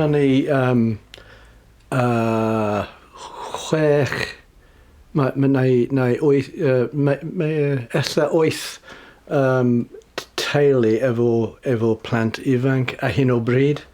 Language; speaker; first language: Welsh; non-native, learner; English